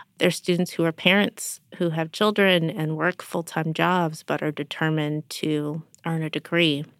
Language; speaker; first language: English; native; English